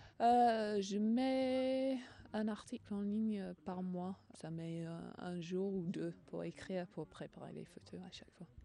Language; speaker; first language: French; non-native, fluent; English